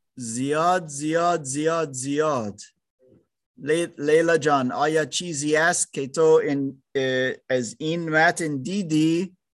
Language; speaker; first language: Persian; non-native, learner; German